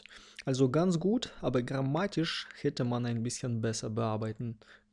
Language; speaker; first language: German; non-native, fluent; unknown